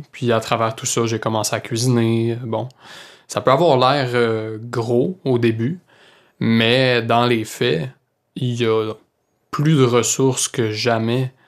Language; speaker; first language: French; native; French